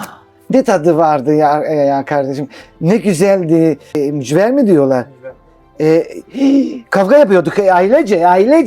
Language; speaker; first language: Turkish; non-native, local second language; Greek